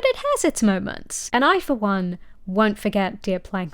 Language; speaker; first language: English; native; English